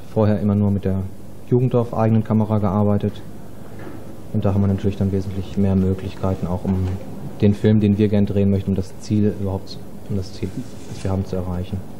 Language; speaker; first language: German; native; German